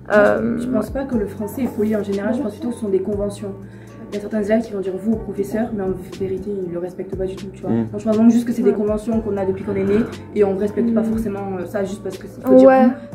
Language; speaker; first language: French; native; French